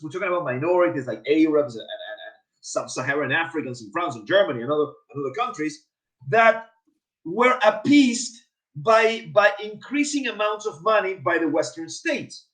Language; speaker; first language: English; non-native, fluent; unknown